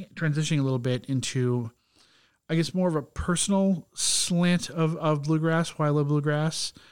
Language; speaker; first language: English; native; English